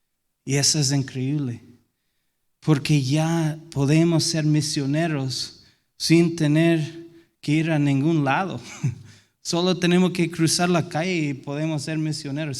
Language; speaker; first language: Spanish; non-native, fluent; English